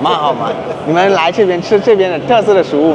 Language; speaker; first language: Chinese; non-native, fluent; Akan